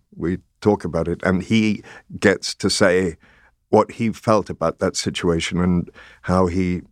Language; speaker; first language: English; native; English